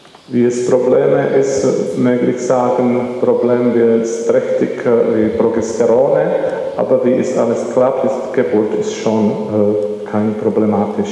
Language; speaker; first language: German; non-native, learner; Czech